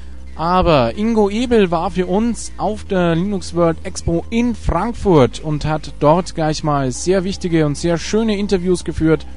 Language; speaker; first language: German; native; German